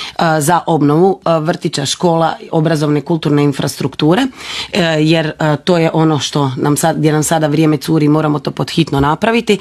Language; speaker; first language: Croatian; native; Croatian